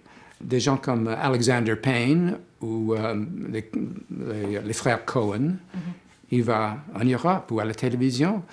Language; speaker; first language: French; non-native, fluent; English